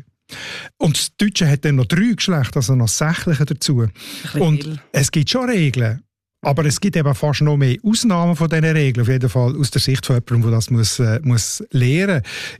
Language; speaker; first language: German; native; German